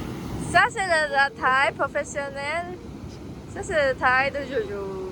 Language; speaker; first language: French; non-native, learner; Chinese